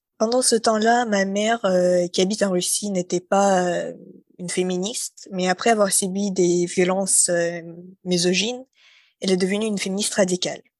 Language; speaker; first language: French; non-native, fluent; Russian